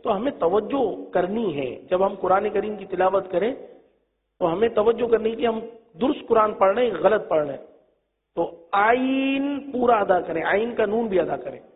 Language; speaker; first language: Urdu; native; Urdu